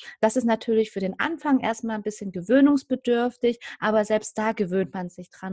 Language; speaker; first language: German; native; German